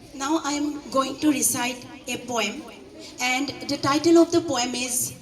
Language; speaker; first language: English; non-native, local second language; Assamese